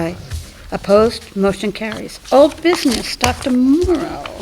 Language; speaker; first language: English; native; English